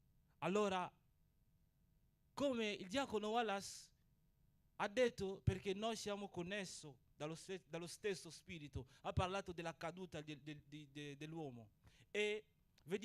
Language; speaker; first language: Italian; non-native, fluent; Portuguese